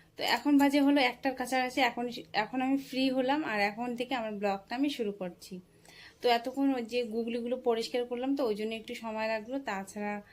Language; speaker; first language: Bangla; non-native, local second language; Rangpuri